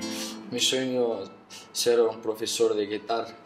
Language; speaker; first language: Spanish; non-native, learner; Arabic